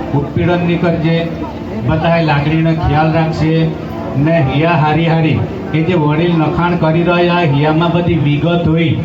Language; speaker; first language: Gujarati; non-native, local second language; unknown